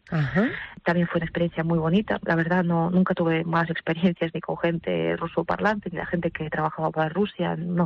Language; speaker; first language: Spanish; non-native, fluent; Russian